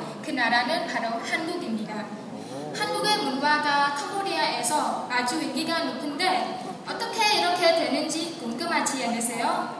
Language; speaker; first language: Korean; non-native, learner; Khmer